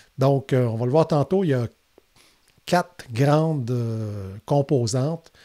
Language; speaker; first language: French; native; French